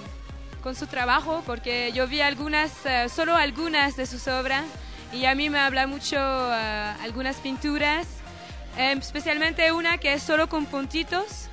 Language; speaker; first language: Spanish; non-native, learner; French